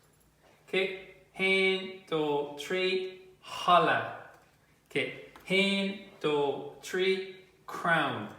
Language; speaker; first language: Irish; non-native, local second language; English